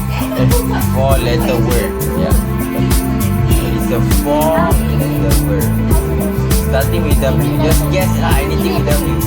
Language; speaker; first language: English; non-native, local second language; Malay